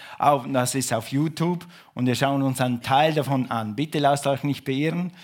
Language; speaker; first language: German; non-native, fluent; English